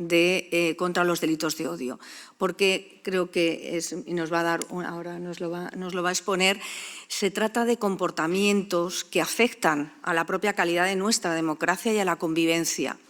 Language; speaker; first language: Spanish; native; Spanish